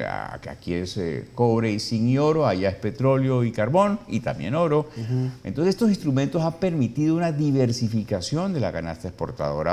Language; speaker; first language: Spanish; native; Spanish